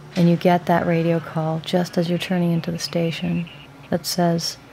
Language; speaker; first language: English; native; English